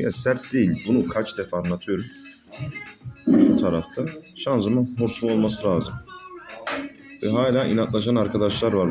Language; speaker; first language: Turkish; native; Turkish